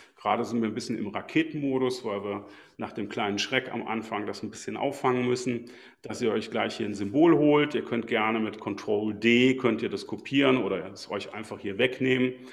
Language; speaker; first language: German; native; German